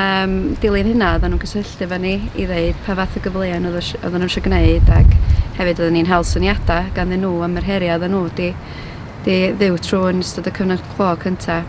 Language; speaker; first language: Welsh; native; Welsh